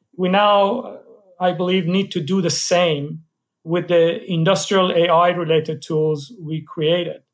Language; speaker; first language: English; non-native, fluent; Persian